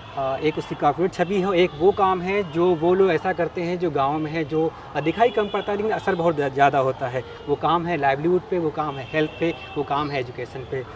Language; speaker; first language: Hindi; native; Hindi